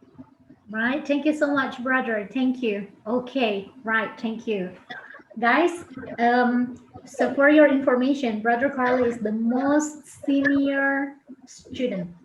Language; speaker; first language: English; non-native, fluent; Indonesian